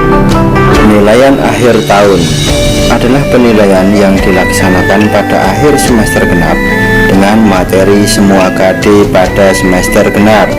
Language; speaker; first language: Indonesian; native; Indonesian